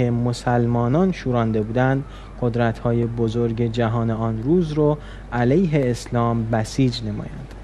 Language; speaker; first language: Persian; native; Persian